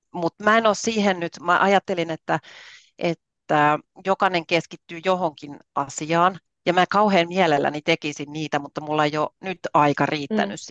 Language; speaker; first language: Finnish; native; Finnish